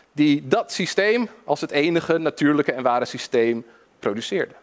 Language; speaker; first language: Dutch; early bilingual, other home language; English